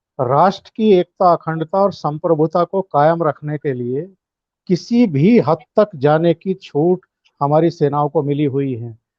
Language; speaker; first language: Hindi; native; Hindi